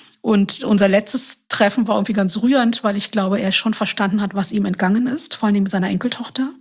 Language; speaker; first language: German; non-native, fluent; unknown